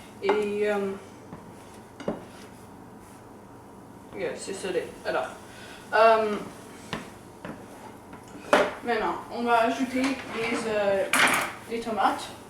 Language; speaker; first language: French; non-native, learner; English